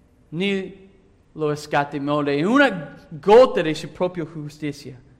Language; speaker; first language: Spanish; non-native, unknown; English